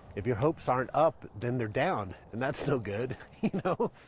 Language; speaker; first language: English; native; English